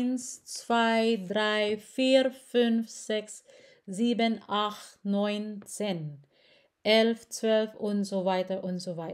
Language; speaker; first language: German; non-native, learner; Filipino